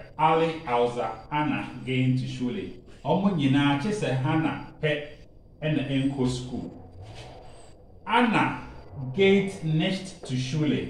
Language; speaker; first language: German; non-native, learner; Akan